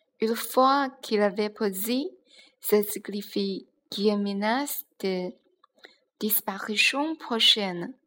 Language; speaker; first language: French; non-native, learner; Chinese